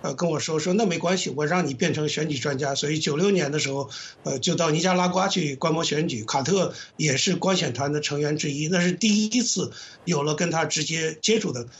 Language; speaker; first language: Chinese; native; Chinese